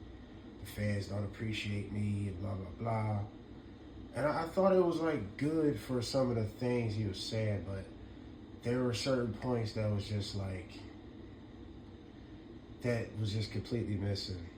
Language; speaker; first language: English; native; English